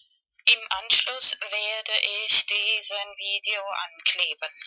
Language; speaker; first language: German; non-native, fluent; Spanish